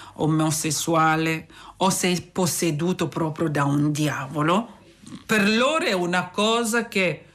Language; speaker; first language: Italian; non-native, fluent; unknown